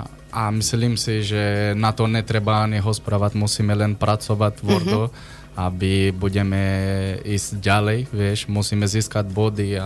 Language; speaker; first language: Slovak; non-native, learner; Portuguese